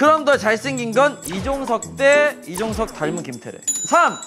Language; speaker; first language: Korean; native; Korean